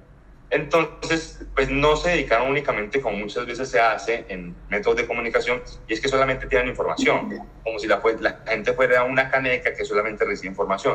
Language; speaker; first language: Spanish; native; Spanish